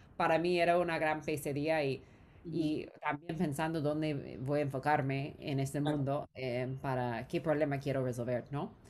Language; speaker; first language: Spanish; non-native, fluent; English